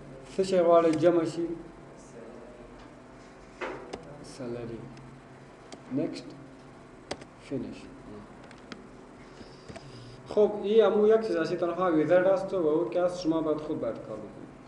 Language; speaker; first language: Persian; non-native, local second language; Pashto